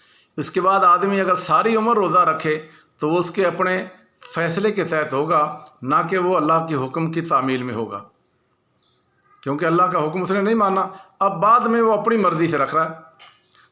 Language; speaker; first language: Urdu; non-native, local second language; Punjabi